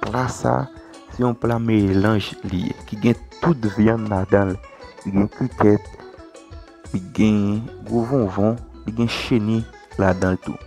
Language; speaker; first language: French; non-native, learner; Haitian Creole